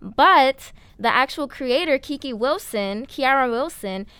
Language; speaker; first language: English; native; English